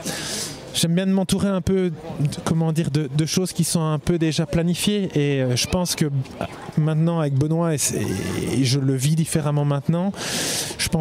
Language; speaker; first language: French; native; French